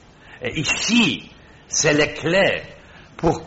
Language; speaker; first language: French; non-native, fluent; Polish